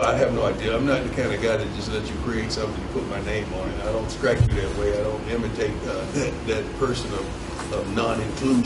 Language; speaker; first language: English; native; English